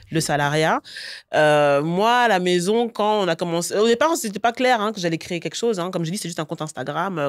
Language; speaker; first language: French; native; French